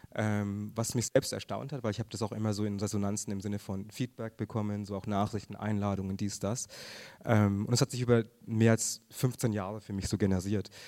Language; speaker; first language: German; early bilingual, other home language; Tamil